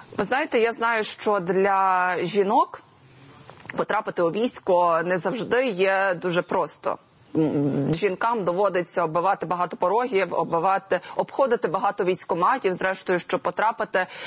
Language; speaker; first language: Ukrainian; native; Ukrainian